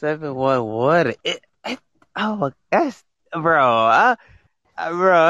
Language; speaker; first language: English; native; English